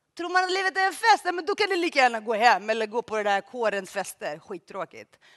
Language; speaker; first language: Swedish; early bilingual, other home language; Greek